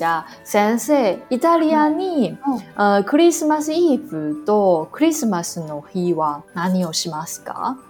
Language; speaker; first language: Japanese; non-native, learner; Chinese